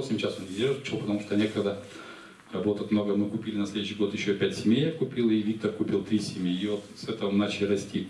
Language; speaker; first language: Russian; native; Russian